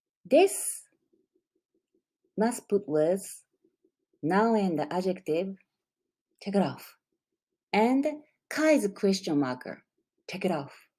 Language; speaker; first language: English; non-native, learner; Japanese